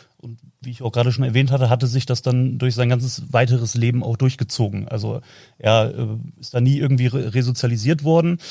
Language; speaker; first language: German; native; German